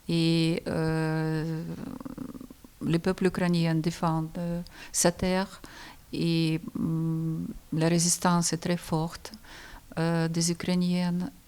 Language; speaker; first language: French; non-native, fluent; Ukrainian